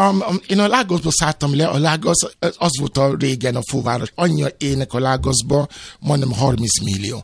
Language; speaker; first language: Hungarian; non-native, learner; Yoruba